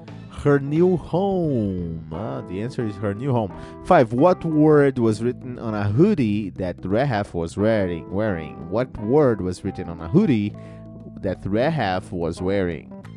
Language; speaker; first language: English; non-native, fluent; Portuguese